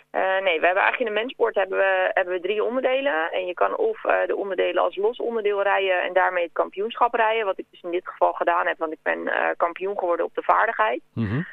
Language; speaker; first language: Dutch; native; Dutch